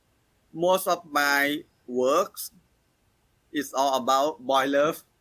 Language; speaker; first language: English; non-native, learner; Thai